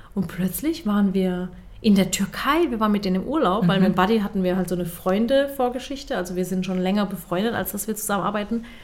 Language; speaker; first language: German; early bilingual, other home language; Turkish